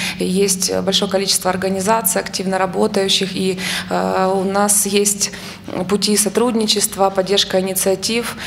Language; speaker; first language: Russian; native; Russian